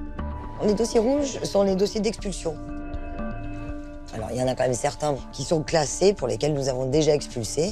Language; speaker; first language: French; native; French